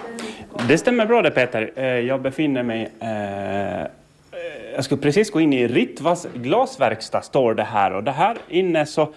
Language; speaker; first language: Swedish; native; Swedish